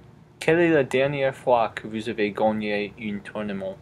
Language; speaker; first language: French; non-native, learner; English